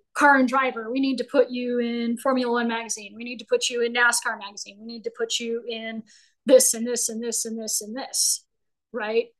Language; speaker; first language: English; native; English